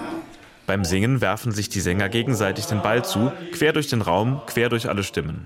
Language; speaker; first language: German; native; German